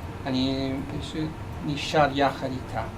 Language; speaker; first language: Hebrew; non-native, fluent; English